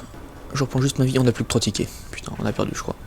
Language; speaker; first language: French; native; French